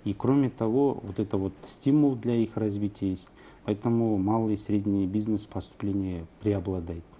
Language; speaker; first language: Russian; non-native, local second language; Kazakh